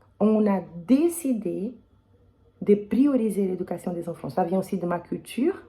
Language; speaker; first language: French; non-native, fluent; Portuguese